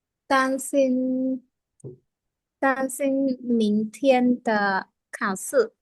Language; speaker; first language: Chinese; non-native, learner; Khmer